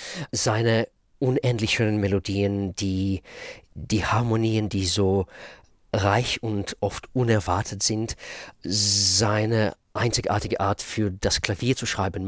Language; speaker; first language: German; non-native, fluent; Russian